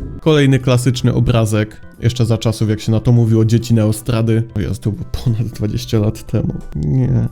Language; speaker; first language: Polish; native; Polish